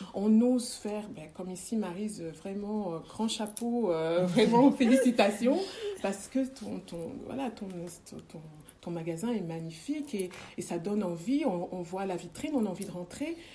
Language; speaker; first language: French; early bilingual, other home language; Kongo